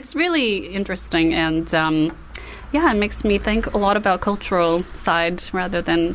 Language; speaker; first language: English; non-native, fluent; Japanese